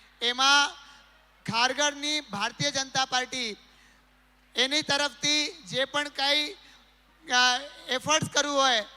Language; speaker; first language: Gujarati; non-native, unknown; Marathi